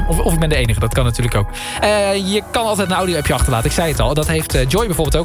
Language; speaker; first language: Dutch; native; Dutch